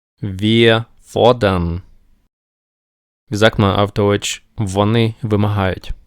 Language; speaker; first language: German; non-native, fluent; Ukrainian